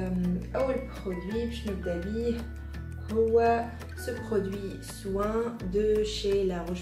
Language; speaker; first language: Arabic; native; Arabic